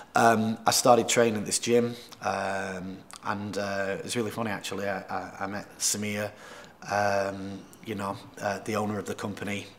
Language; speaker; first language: English; native; English